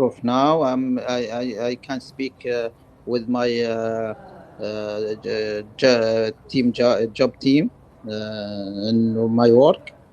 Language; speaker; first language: English; non-native, learner; Arabic